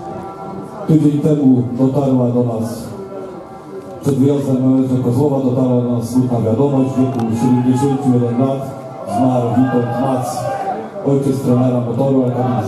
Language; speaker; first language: Polish; native; Polish